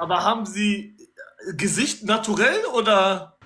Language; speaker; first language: German; native; German